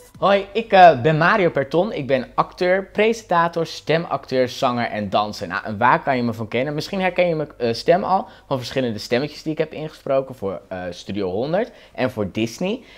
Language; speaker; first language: Dutch; native; Dutch